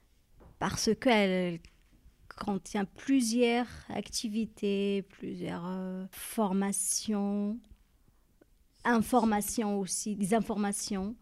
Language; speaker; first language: French; non-native, fluent; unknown